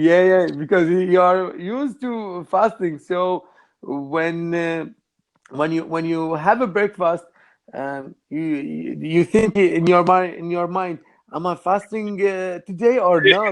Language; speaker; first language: English; non-native, learner; Arabic